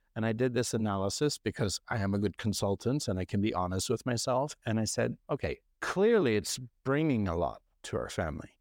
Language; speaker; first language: English; non-native, fluent; French